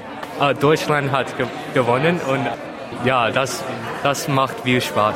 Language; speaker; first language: German; non-native, learner; Cantonese